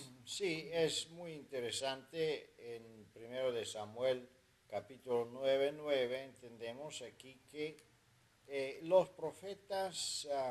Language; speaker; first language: Spanish; non-native, fluent; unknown